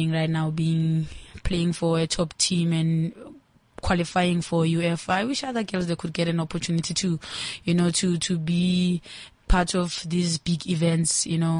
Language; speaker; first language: English; non-native, local second language; Zulu